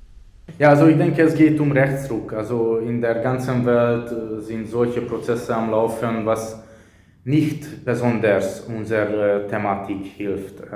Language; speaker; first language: German; non-native, fluent; Hungarian